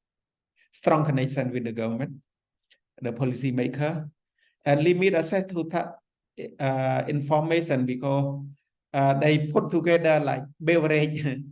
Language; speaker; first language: English; non-native, fluent; Khmer